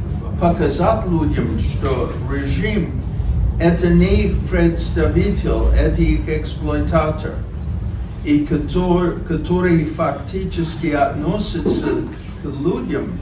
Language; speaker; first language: Russian; non-native, fluent; English